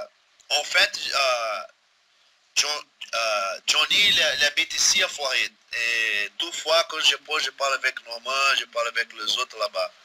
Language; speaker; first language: French; non-native, learner; Portuguese